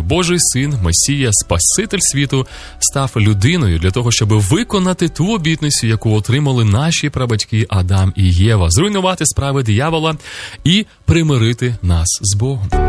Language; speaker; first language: Ukrainian; native; Ukrainian